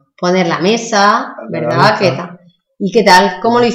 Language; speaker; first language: Spanish; native; Spanish